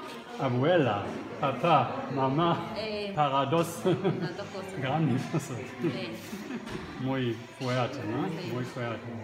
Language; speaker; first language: Spanish; non-native, learner; German